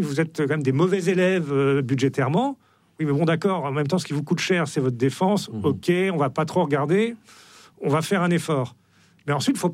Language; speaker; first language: French; native; French